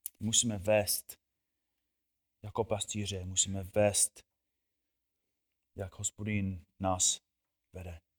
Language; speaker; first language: Czech; non-native, fluent; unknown